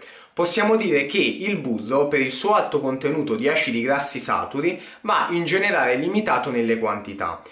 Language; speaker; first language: Italian; native; Italian